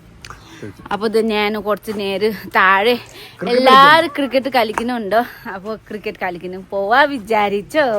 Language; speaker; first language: Malayalam; non-native, learner; Nepali